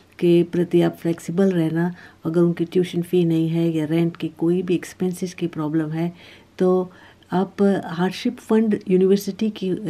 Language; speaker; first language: Hindi; native; Hindi